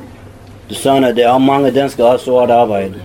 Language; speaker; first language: Danish; non-native, learner; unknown